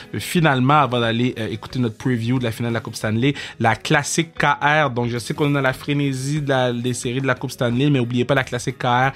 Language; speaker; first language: French; native; French